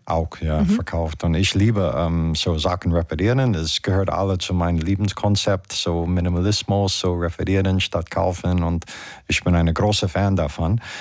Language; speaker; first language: German; non-native, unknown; English